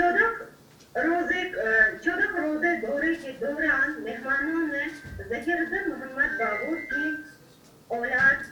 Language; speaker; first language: Hindi; non-native, fluent; Uzbek